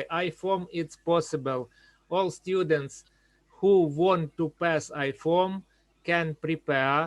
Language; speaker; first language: English; non-native, learner; Ukrainian